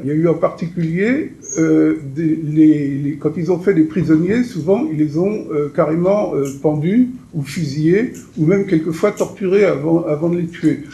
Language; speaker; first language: French; native; French